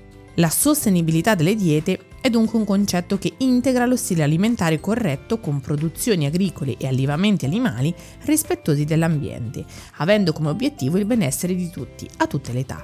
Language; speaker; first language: Italian; native; Italian